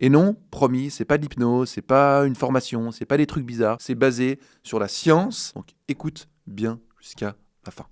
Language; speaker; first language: French; native; French